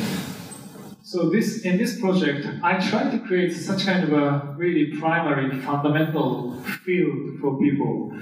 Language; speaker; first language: English; non-native, fluent; Japanese